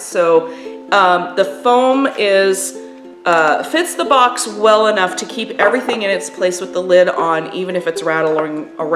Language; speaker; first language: English; native; English